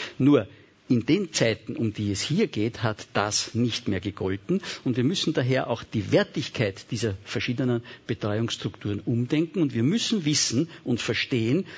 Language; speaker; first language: German; native; German